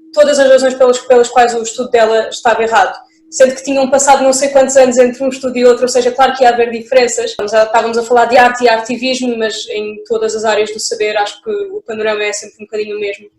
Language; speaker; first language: Portuguese; native; Portuguese